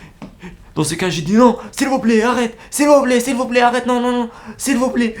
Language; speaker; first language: French; non-native, learner; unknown